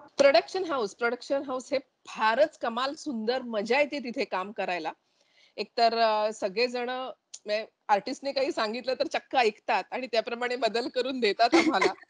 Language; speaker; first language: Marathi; native; Marathi